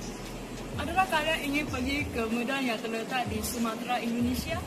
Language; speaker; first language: Indonesian; non-native, learner; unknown